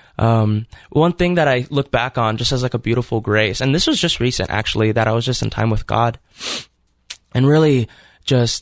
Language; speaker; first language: English; native; English